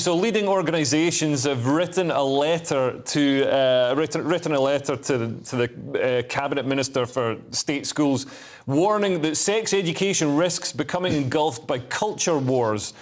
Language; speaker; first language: English; native; English